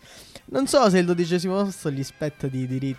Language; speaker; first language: Italian; native; Italian